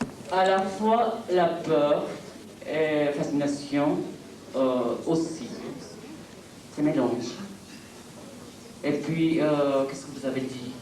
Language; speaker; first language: French; non-native, fluent; Japanese